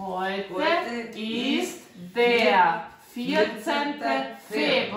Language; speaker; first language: German; non-native, learner; Russian